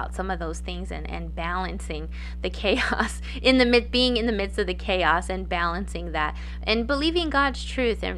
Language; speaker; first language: English; native; English